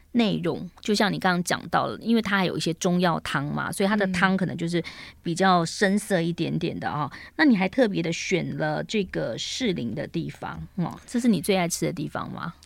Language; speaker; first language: Chinese; native; Chinese